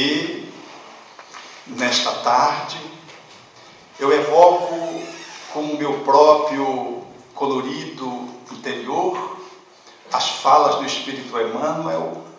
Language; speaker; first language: Portuguese; native; Portuguese